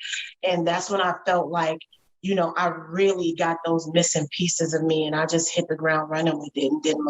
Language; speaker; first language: English; native; English